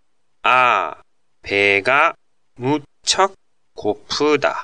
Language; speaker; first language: Korean; non-native, learner; Japanese